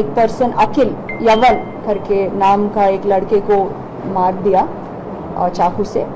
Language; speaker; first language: Hindi; non-native, local second language; Telugu